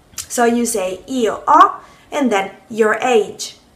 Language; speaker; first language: English; non-native, fluent; Italian